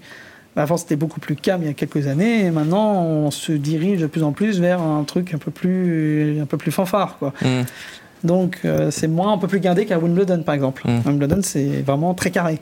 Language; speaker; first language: French; native; French